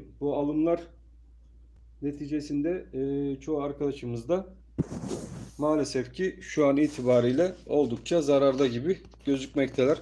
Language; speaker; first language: Turkish; native; Turkish